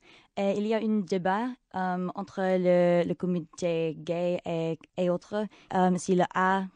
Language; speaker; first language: French; non-native, local second language; English